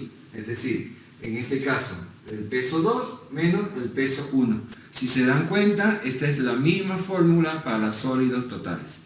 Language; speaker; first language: Spanish; native; Spanish